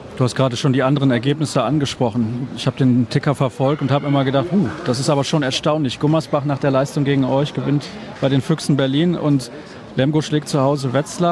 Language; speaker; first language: German; native; German